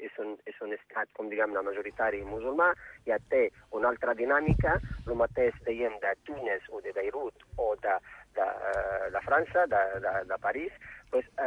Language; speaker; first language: Catalan; non-native, fluent; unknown